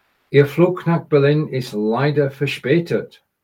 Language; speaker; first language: German; non-native, learner; English